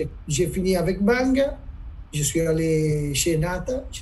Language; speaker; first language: French; non-native, learner; Italian